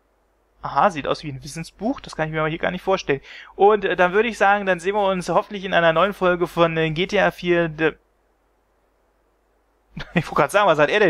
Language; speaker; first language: German; native; German